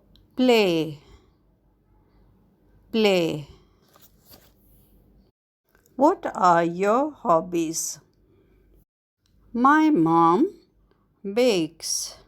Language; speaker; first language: English; non-native, fluent; Arabic